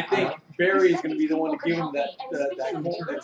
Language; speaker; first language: English; native; English